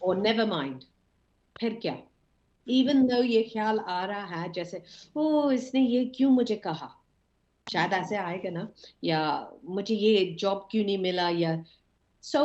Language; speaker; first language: Hindi; early bilingual, heritage; English